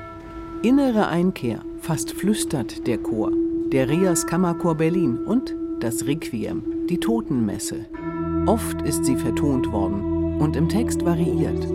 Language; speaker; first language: German; native; German